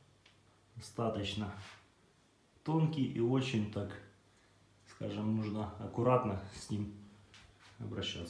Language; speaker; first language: Russian; native; Russian